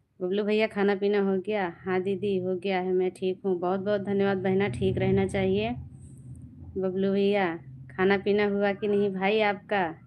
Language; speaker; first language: Hindi; native; Hindi